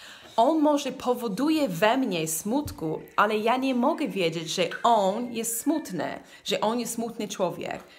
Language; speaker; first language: Polish; non-native, learner; English